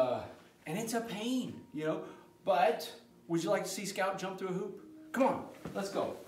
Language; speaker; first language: English; native; English